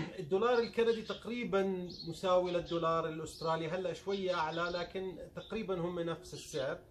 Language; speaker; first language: Arabic; native; Arabic